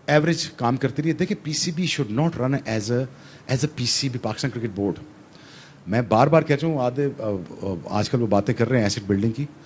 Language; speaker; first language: Urdu; non-native, local second language; Punjabi